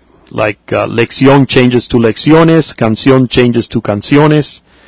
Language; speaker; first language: Spanish; native; Spanish